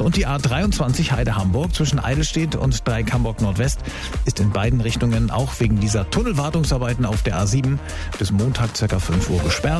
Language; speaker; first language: German; native; German